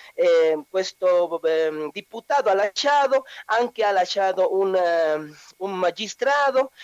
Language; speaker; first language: Italian; non-native, learner; Spanish